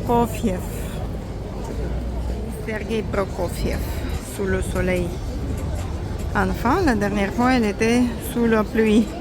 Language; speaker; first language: French; non-native, learner; Russian